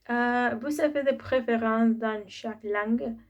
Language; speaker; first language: French; non-native, learner; Spanish